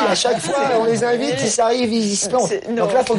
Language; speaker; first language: French; native; French